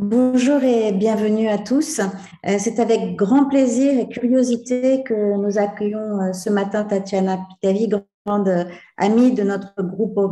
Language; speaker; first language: French; non-native, fluent; Italian